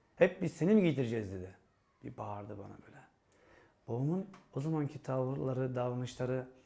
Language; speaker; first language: Turkish; native; Turkish